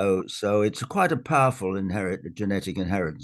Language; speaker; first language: English; native; English